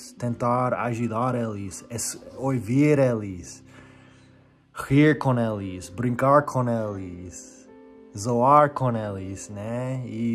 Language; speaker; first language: Portuguese; non-native, fluent; English